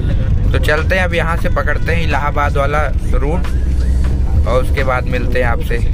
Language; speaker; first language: Hindi; native; Hindi